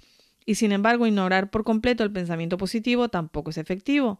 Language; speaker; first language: Spanish; native; Spanish